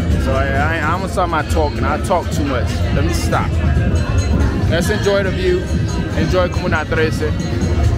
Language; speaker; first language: English; native; English